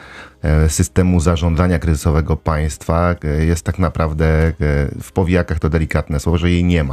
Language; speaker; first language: Polish; native; Polish